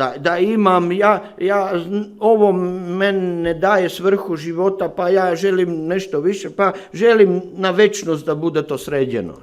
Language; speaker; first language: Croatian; non-native, fluent; Slovak